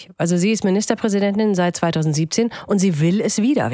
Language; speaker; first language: German; native; German